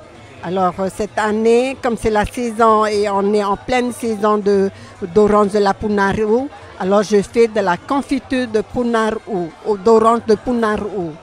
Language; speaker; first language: French; non-native, local second language; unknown